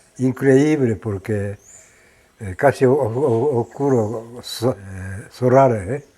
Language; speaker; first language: Spanish; non-native, learner; Japanese